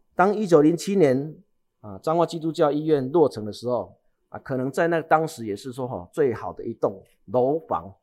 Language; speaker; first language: Chinese; native; Chinese